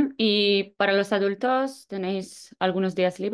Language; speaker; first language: Spanish; non-native, fluent; Polish